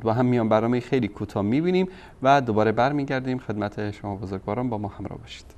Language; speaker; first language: Persian; native; Persian